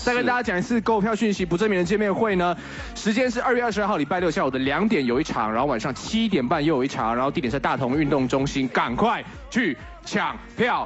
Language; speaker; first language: Chinese; native; Chinese